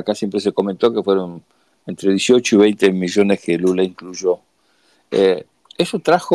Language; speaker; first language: Spanish; native; Spanish